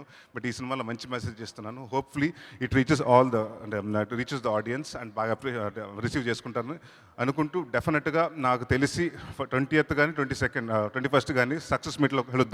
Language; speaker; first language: Telugu; native; Telugu